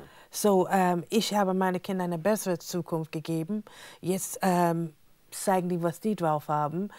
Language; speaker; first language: German; non-native, fluent; English